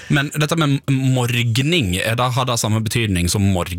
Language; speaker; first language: Norwegian; native; Norwegian